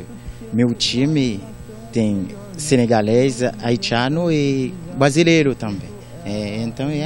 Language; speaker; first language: Portuguese; non-native, learner; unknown